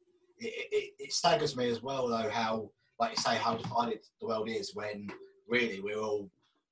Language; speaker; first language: English; native; English